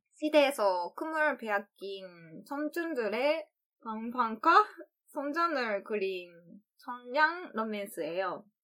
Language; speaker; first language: Korean; non-native, learner; Chinese